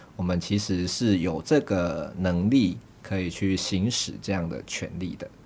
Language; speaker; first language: Chinese; native; Chinese